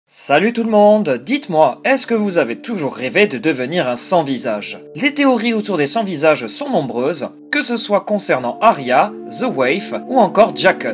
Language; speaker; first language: French; native; French